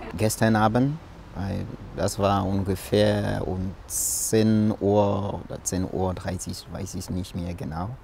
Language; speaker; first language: German; non-native, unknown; French